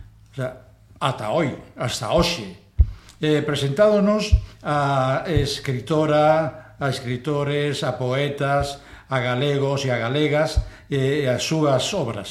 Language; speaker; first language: Galician; non-native, local second language; Spanish